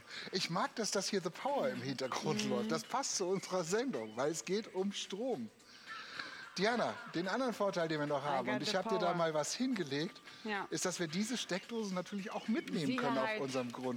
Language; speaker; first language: German; native; German